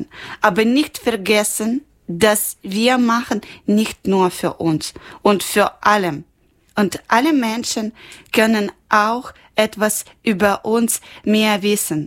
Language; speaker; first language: German; non-native, learner; Ukrainian